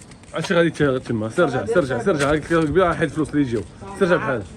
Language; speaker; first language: Arabic; native; Arabic